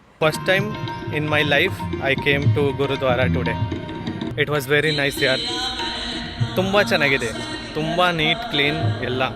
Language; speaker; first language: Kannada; non-native, learner; Hindi